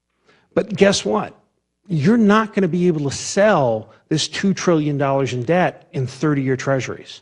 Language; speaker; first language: English; native; English